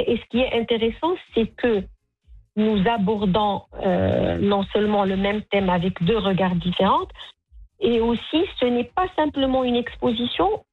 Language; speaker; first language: French; non-native, local second language; Arabic